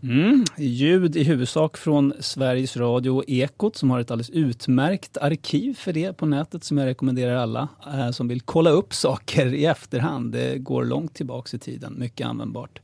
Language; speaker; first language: Swedish; native; Swedish